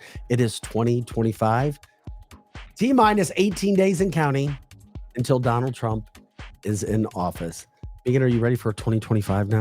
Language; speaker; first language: English; native; English